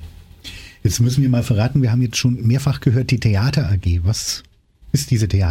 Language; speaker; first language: German; native; German